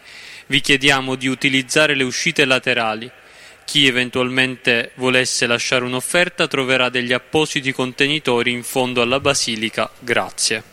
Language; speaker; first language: Italian; native; Italian